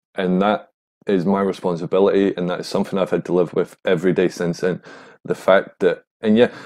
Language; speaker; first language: English; native; English